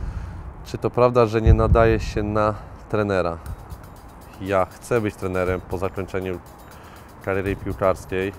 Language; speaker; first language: Polish; native; Polish